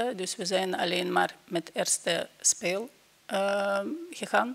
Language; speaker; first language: Dutch; non-native, fluent; Ukrainian